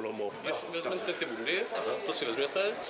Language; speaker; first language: Czech; native; Czech